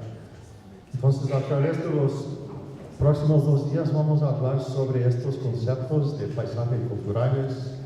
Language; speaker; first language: Spanish; non-native, fluent; English